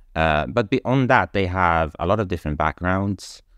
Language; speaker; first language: English; non-native, fluent; Swedish